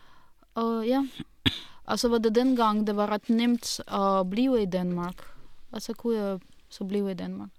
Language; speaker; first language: Danish; non-native, fluent; Russian